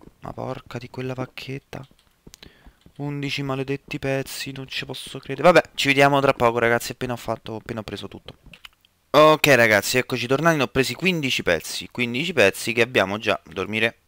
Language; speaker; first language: Italian; native; Italian